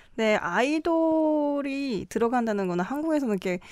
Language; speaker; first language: Korean; non-native, fluent; Japanese